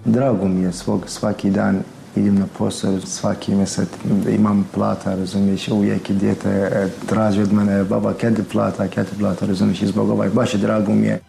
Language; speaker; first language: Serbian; non-native, learner; Persian